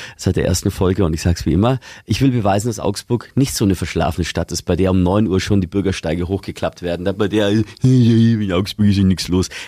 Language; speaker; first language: German; native; German